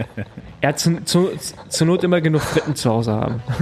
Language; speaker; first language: German; native; German